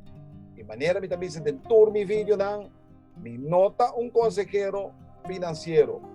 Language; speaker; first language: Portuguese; non-native, learner; Papiamento